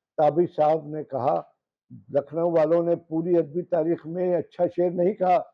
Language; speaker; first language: Urdu; native; Urdu